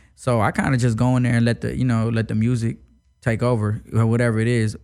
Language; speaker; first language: English; native; English